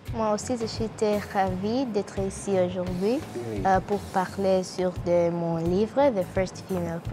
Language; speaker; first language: French; non-native, learner; English